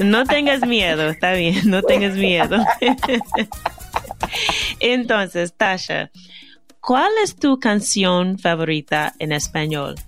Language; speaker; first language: Spanish; non-native, fluent; English